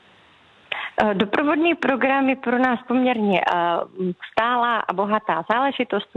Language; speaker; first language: Czech; native; Czech